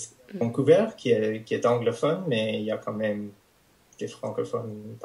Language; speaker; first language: French; non-native, fluent; English